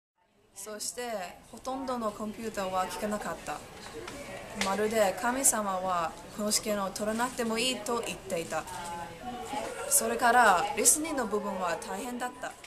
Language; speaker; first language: Japanese; non-native, learner; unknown